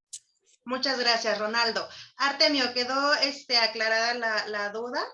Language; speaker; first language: Spanish; native; Spanish